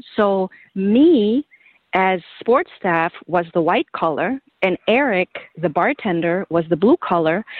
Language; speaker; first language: English; non-native, fluent; German